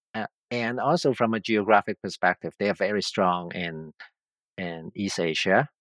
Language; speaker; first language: English; non-native, local second language; Cantonese